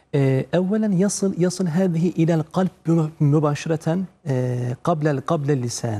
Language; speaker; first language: Arabic; non-native, fluent; Turkish